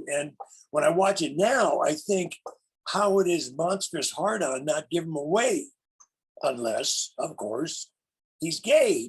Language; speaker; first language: English; native; English